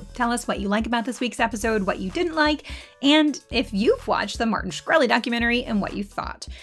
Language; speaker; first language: English; native; English